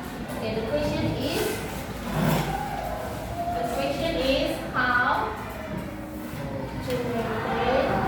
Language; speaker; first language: English; non-native, learner; Indonesian